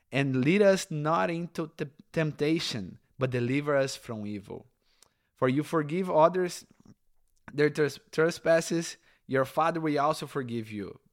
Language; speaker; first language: English; non-native, fluent; Portuguese